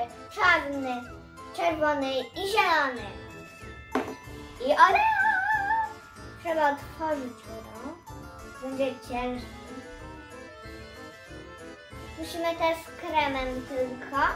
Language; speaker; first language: Polish; early bilingual, heritage; Polish